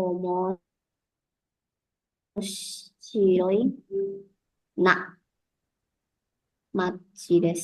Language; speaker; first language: Japanese; non-native, learner; Indonesian